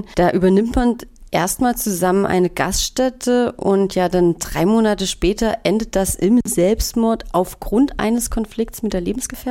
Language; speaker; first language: German; native; German